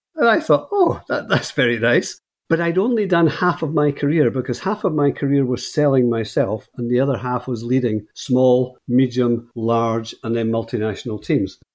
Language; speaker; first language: English; native; English